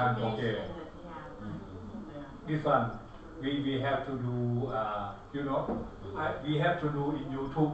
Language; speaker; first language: English; non-native, learner; Thai